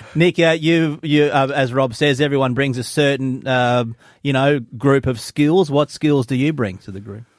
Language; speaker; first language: English; native; English